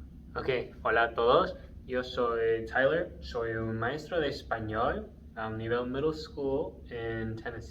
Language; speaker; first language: Spanish; non-native, fluent; English